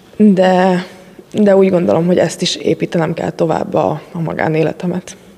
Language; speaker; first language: Hungarian; native; Hungarian